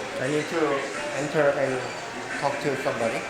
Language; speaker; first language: English; non-native, learner; Korean